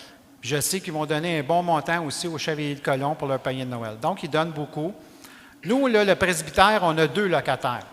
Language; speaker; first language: French; native; French